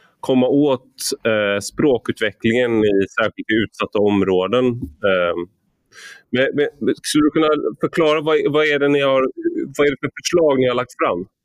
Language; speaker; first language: Swedish; native; Swedish